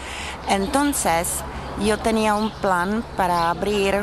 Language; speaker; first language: Spanish; non-native, learner; Czech